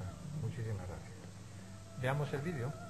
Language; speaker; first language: Spanish; native; Spanish